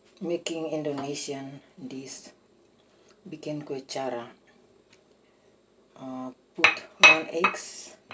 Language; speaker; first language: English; non-native, learner; Indonesian